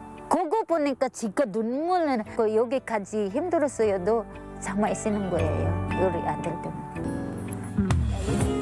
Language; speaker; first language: Korean; non-native, learner; Filipino